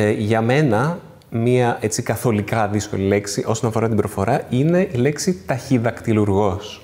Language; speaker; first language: Greek; native; Greek